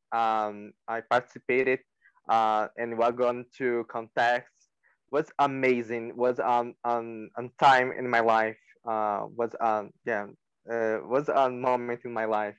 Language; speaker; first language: English; non-native, learner; Portuguese